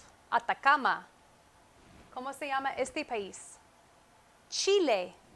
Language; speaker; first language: Spanish; non-native, fluent; English